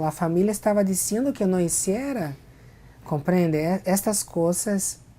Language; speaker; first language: Spanish; non-native, fluent; Portuguese